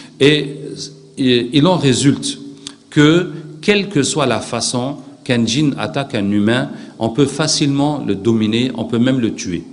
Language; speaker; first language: French; non-native, local second language; Arabic